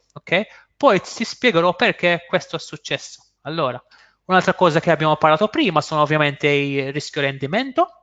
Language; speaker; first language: Italian; non-native, fluent; Maltese